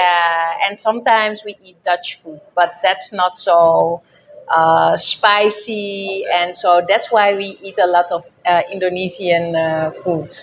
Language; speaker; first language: English; non-native, fluent; Dutch